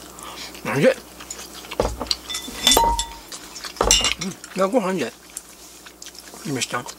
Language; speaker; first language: Japanese; native; Japanese